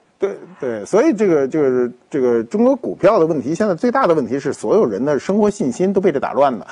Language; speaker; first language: Chinese; native; Chinese